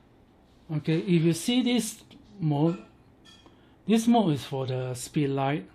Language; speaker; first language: English; non-native, learner; Chinese